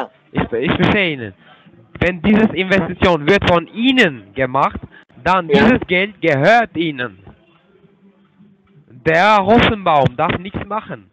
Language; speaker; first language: German; non-native, fluent; Turkish